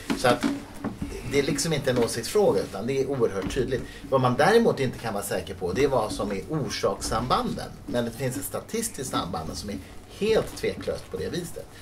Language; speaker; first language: Swedish; native; Swedish